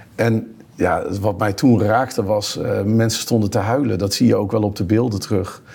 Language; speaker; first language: Dutch; native; Dutch